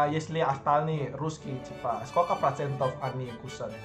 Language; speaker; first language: Russian; non-native, learner; Indonesian